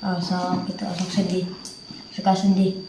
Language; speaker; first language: Indonesian; non-native, local second language; Sundanese